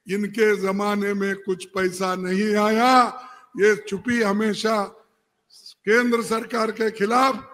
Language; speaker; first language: Hindi; non-native, local second language; Kannada